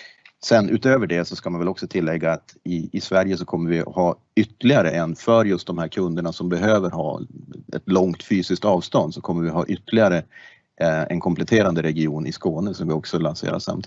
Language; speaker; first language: Swedish; native; Swedish